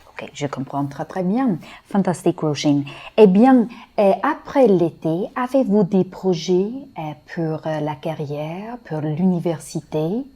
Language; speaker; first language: French; non-native, fluent; English